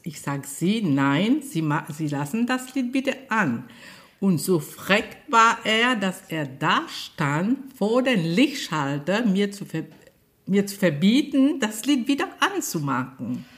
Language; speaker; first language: German; non-native, fluent; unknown